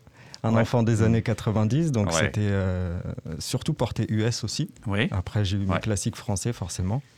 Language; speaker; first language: French; native; French